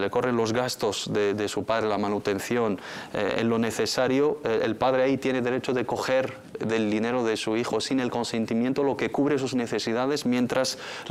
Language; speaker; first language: Spanish; native; Spanish